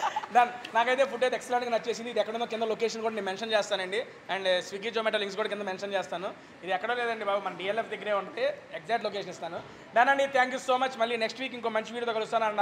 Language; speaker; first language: Telugu; native; Telugu